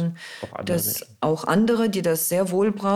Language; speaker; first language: German; non-native, fluent; Russian